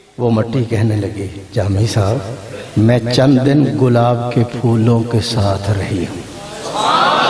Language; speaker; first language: Urdu; native; Urdu